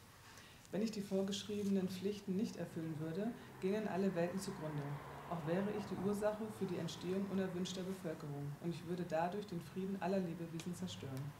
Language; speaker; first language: German; native; German